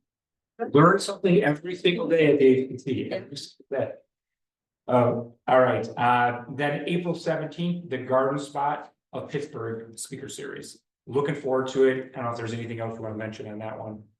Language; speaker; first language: English; native; English